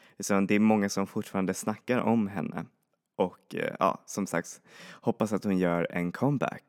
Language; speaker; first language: Swedish; native; Swedish